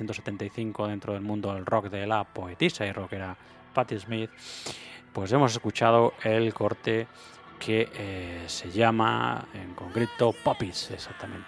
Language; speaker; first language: Spanish; native; Spanish